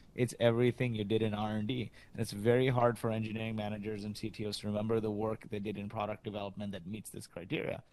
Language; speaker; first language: English; early bilingual, other home language; Arabic